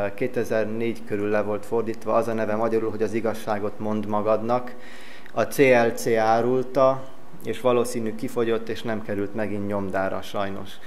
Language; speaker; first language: Hungarian; early bilingual, heritage; English